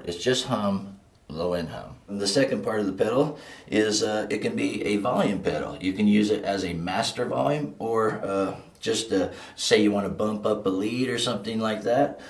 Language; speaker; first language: English; native; English